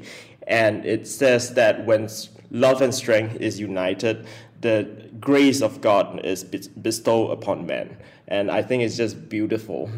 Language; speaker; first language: English; non-native, local second language; Chinese